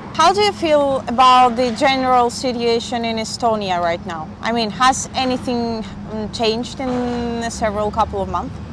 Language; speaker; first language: English; non-native, fluent; Spanish